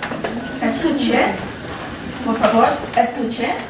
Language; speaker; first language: Spanish; non-native, learner; Chinese